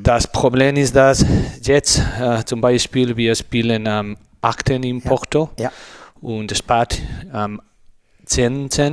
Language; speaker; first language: German; non-native, learner; Spanish